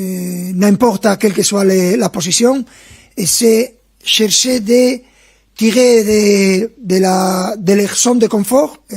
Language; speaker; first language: French; non-native, fluent; Spanish